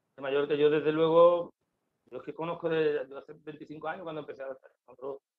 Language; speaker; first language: Spanish; native; Spanish